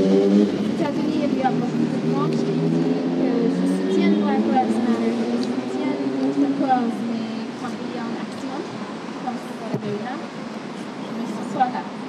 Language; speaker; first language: French; non-native, learner; English